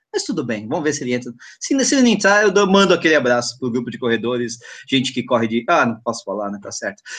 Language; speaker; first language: Portuguese; native; Portuguese